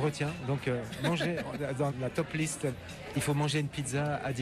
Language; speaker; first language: French; native; French